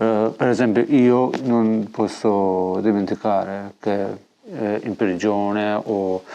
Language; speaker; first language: Italian; non-native, learner; Persian